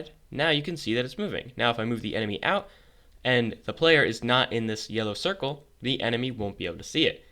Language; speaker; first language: English; native; English